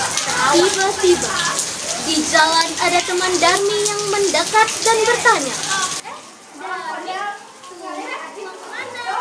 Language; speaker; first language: Indonesian; non-native, local second language; Balinese